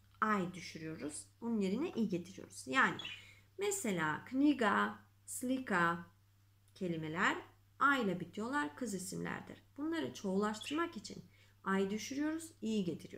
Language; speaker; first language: Turkish; non-native, fluent; Macedonian